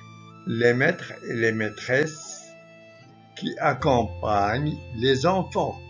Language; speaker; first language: French; non-native, local second language; Arabic